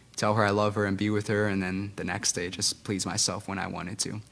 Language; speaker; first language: English; non-native, fluent; Spanish